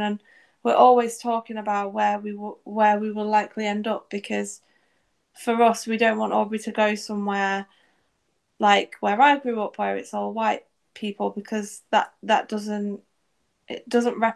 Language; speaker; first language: English; native; English